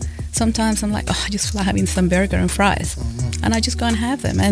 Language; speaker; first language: English; non-native, fluent; Spanish